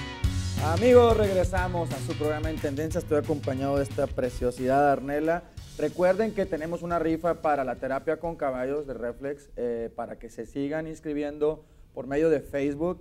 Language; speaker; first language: Spanish; native; Spanish